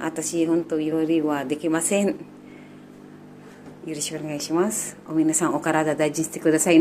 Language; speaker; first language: Japanese; non-native, learner; Filipino